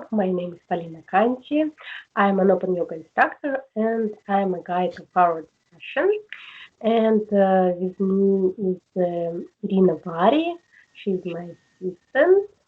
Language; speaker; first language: English; non-native, learner; Russian